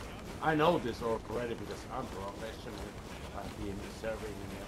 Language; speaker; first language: English; non-native, learner; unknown